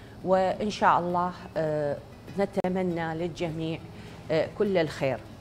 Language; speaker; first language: Arabic; native; Arabic